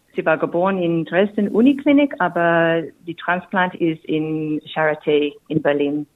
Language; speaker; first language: German; non-native, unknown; English